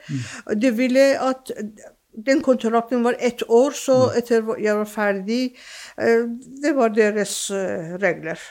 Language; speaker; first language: Norwegian; non-native, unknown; Persian